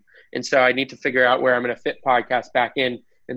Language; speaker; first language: English; native; English